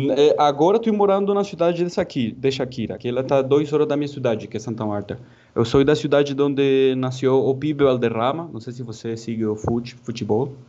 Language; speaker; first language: Portuguese; non-native, fluent; Spanish